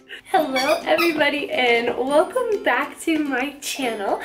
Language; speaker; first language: English; early bilingual, other home language; Romanian